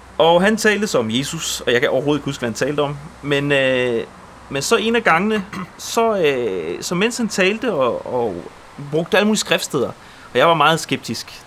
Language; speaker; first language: Danish; early bilingual, other home language; Polish